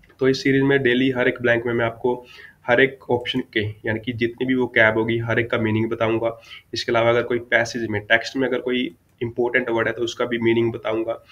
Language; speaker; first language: Hindi; non-native, local second language; Punjabi